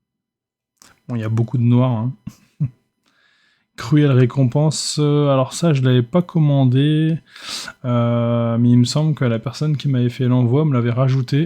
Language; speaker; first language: French; native; French